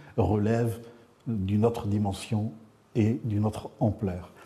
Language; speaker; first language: French; non-native, local second language; Arabic